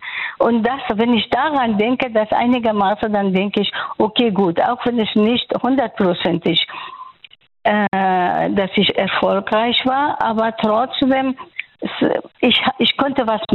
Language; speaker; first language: German; non-native, fluent; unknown